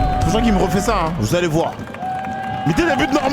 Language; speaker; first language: French; native; French